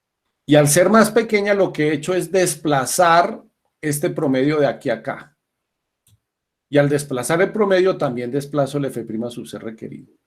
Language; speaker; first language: Spanish; native; Spanish